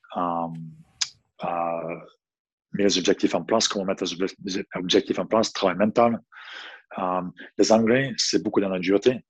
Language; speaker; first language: French; non-native, fluent; English